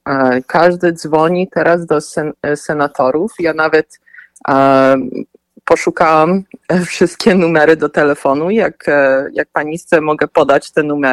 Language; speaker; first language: Polish; early bilingual, heritage; Polish